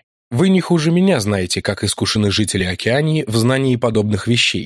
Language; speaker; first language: Russian; native; Russian